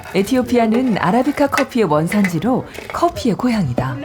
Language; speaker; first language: Korean; native; Korean